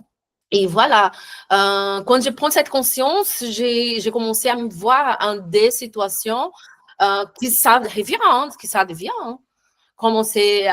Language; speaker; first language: French; non-native, learner; Portuguese